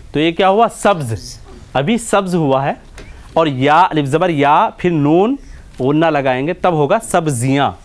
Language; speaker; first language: Urdu; native; Urdu